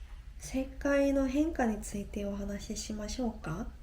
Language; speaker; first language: Japanese; non-native, fluent; Korean